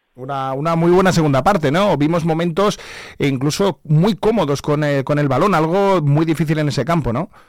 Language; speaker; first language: Spanish; native; Spanish